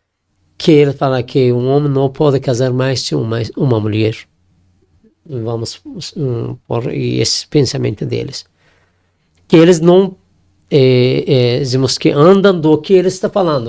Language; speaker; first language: Portuguese; non-native, learner; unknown